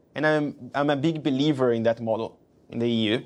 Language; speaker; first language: English; non-native, fluent; Portuguese